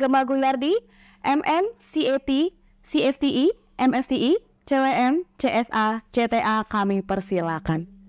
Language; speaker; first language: Indonesian; native; Indonesian